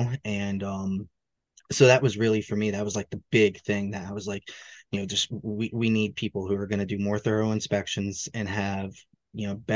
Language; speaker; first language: English; native; English